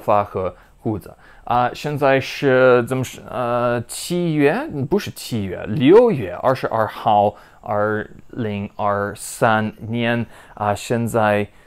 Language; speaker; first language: Chinese; non-native, learner; English